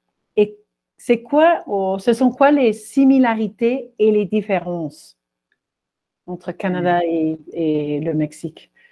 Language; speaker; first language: French; non-native, fluent; Spanish